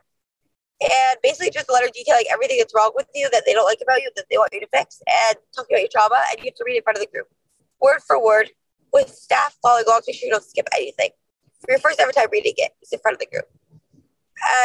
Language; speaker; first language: English; native; English